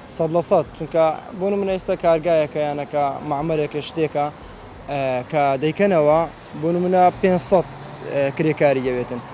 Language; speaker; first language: Central Kurdish; native; Central Kurdish